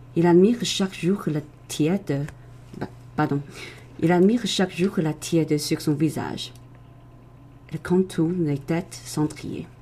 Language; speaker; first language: French; non-native, learner; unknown